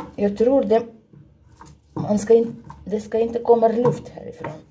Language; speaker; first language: Swedish; non-native, learner; Russian